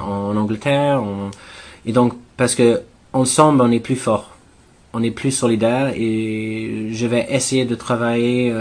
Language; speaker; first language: French; non-native, learner; English